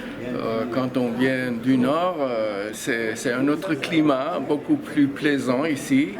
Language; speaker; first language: French; non-native, fluent; German